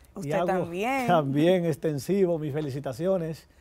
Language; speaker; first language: Spanish; native; Spanish